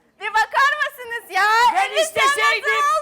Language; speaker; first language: Turkish; non-native, learner; Russian